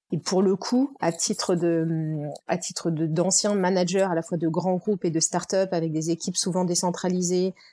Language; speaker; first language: French; native; French